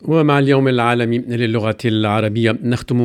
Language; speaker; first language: Arabic; native; Arabic